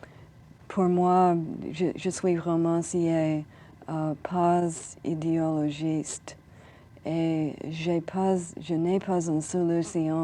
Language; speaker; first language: French; non-native, learner; English